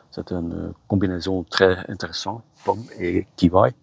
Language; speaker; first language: French; non-native, local second language; Dutch